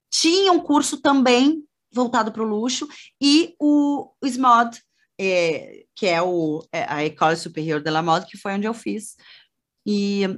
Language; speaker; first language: Portuguese; native; Portuguese